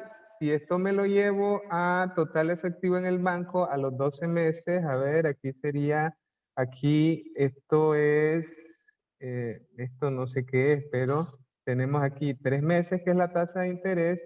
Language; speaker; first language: Spanish; native; Spanish